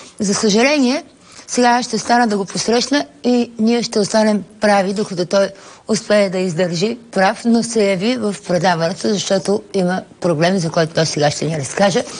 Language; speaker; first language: Bulgarian; native; Bulgarian